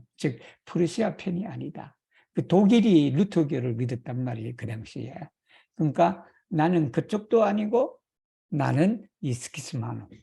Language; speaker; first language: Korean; native; Korean